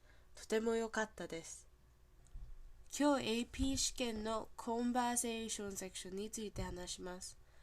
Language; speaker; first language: Japanese; non-native, learner; English